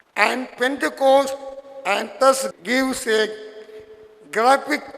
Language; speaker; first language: English; non-native, local second language; Telugu